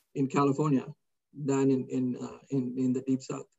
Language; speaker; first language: English; non-native, local second language; Kannada